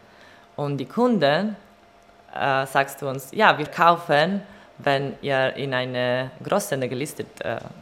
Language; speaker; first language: German; non-native, learner; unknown